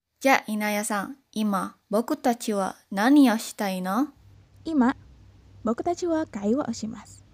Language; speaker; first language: Japanese; non-native, learner; Indonesian